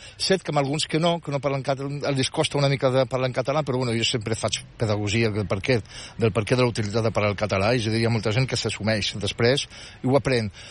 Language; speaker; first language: Catalan; non-native, fluent; Riffian